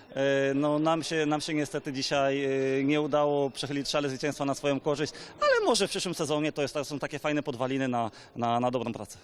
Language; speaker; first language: Polish; native; Polish